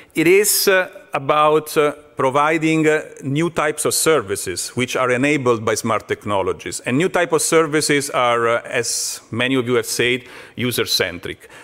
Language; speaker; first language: English; non-native, fluent; Italian